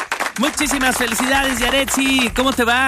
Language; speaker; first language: Spanish; native; Spanish